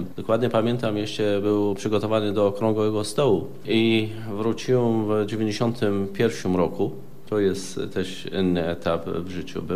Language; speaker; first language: Polish; non-native, fluent; Arabic